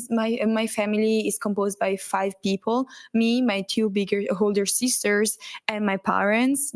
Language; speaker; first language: English; non-native, learner; Italian